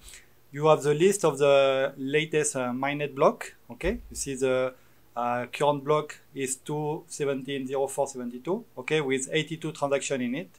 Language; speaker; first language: English; non-native, fluent; French